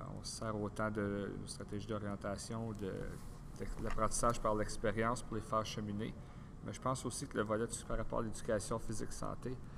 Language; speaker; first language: French; native; French